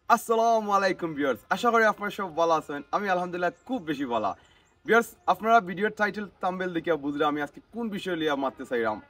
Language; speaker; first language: Bangla; native; Bangla